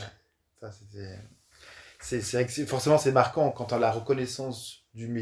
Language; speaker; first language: French; native; French